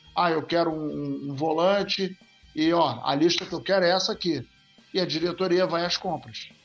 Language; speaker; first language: Portuguese; native; Portuguese